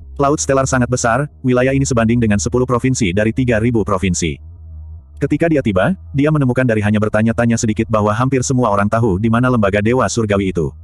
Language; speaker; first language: Indonesian; native; Indonesian